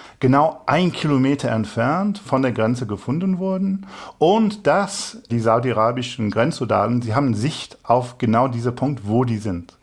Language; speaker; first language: German; non-native, fluent; English